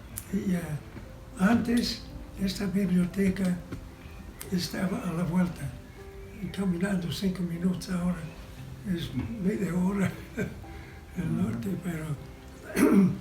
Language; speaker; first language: Spanish; non-native, fluent; English